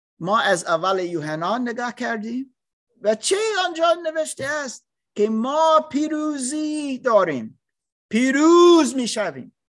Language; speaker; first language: Persian; non-native, learner; English